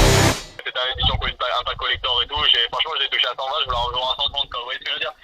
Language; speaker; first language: French; native; French